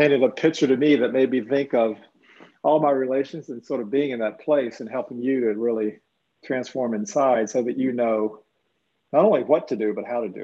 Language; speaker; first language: English; native; English